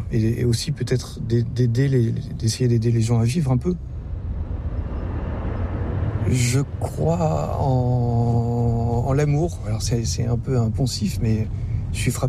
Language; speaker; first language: French; native; French